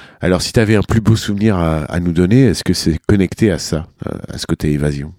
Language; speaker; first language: French; native; French